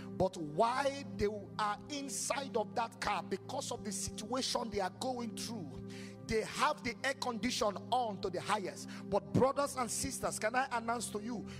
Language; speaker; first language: English; non-native, local second language; Yoruba